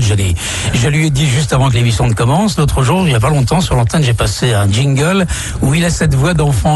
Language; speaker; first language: French; native; French